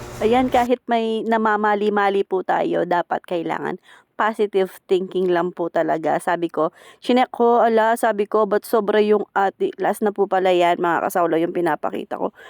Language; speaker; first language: Filipino; native; Filipino